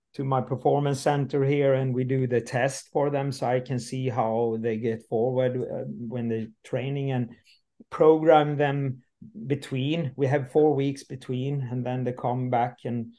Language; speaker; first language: English; non-native, learner; Swedish